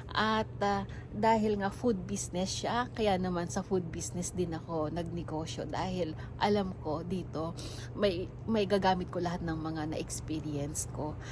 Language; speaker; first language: Filipino; native; Filipino